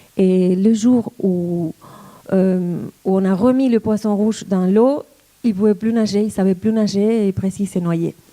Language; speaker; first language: French; non-native, fluent; Spanish